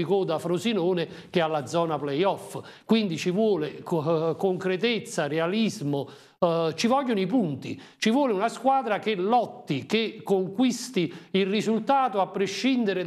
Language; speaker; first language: Italian; native; Italian